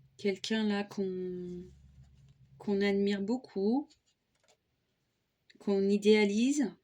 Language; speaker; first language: French; native; French